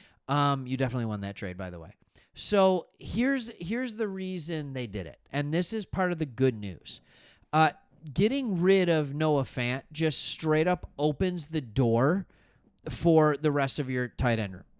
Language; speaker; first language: English; native; English